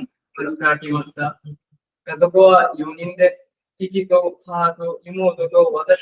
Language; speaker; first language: Japanese; non-native, learner; Portuguese